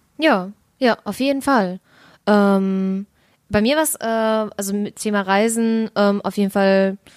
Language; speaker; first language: German; early bilingual, other home language; Russian